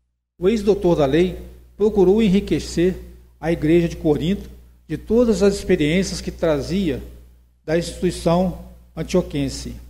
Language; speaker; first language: Portuguese; native; Portuguese